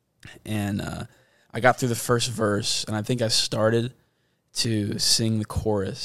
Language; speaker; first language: English; native; English